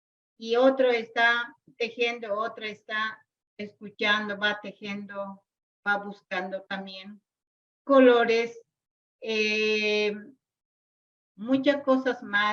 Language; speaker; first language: Spanish; non-native, local second language; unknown